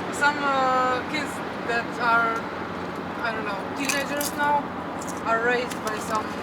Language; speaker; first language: English; non-native, fluent; Croatian